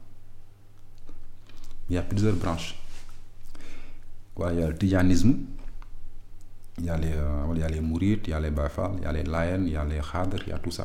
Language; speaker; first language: French; non-native, local second language; Wolof